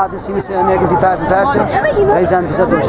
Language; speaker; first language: Dutch; non-native, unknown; Uyghur